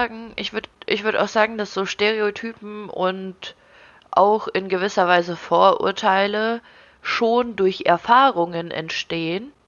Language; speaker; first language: German; early bilingual, other home language; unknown